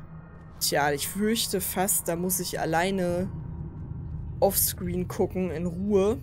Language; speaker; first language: German; native; German